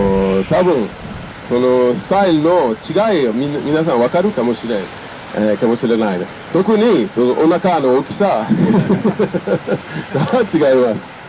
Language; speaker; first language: Japanese; non-native, fluent; French